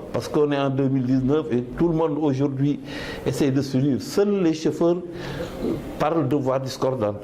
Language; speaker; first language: French; non-native, local second language; Wolof